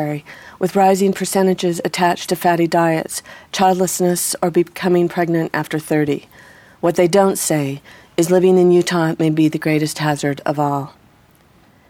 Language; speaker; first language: English; native; English